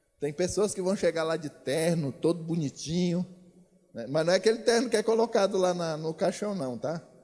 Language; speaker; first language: Portuguese; native; Portuguese